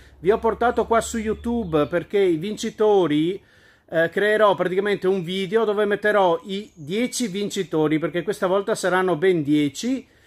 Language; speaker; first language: Italian; native; Italian